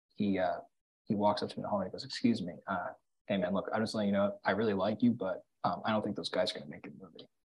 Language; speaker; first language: English; native; English